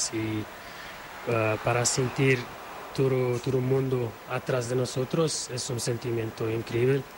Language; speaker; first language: Spanish; non-native, learner; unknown